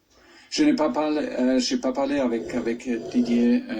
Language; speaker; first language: French; non-native, fluent; German